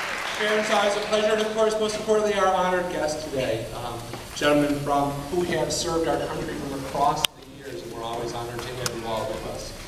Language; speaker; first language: English; native; English